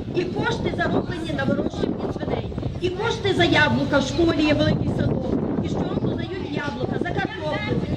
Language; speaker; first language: Ukrainian; native; Ukrainian